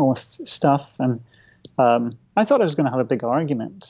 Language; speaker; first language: English; native; English